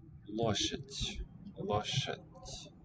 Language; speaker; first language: Russian; non-native, learner; English